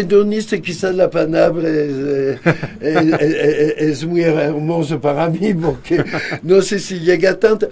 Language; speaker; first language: Spanish; non-native, fluent; French